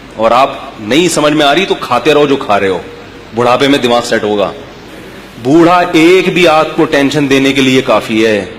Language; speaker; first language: Urdu; native; Urdu